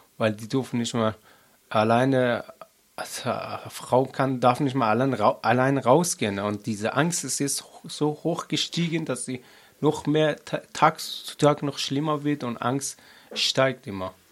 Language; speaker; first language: German; non-native, learner; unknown